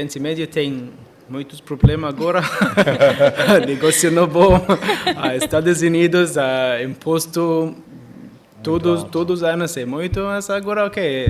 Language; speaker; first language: Portuguese; non-native, learner; Arabic